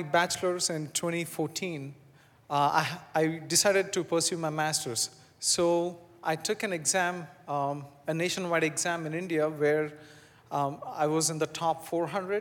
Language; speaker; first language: English; non-native, local second language; Telugu